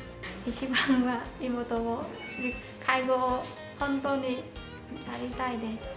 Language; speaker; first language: Japanese; non-native, learner; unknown